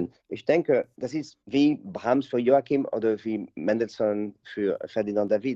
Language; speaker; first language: German; non-native, learner; French